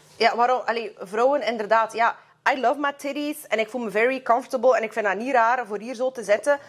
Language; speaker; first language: Dutch; early bilingual, other home language; Russian